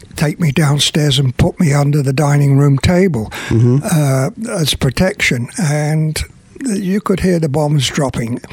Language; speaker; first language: English; native; English